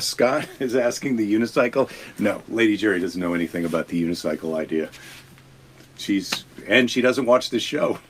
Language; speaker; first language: English; native; English